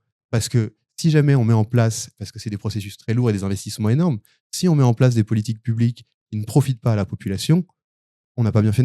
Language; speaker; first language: French; native; French